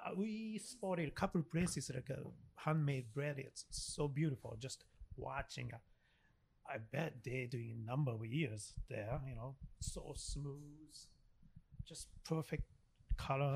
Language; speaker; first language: English; non-native, learner; Japanese